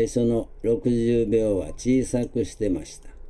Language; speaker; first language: Japanese; native; Japanese